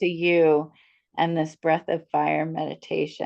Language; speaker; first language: English; native; English